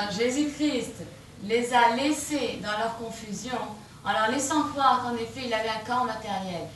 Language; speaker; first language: French; native; French